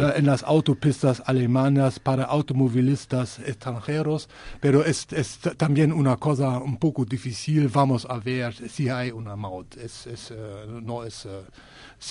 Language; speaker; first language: Spanish; non-native, learner; German